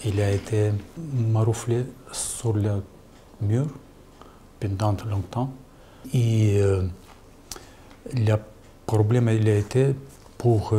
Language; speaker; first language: French; non-native, learner; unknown